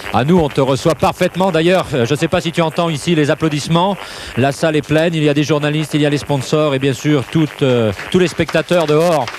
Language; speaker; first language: French; native; French